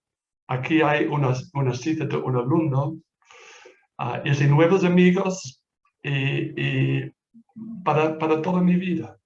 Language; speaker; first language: Spanish; non-native, fluent; English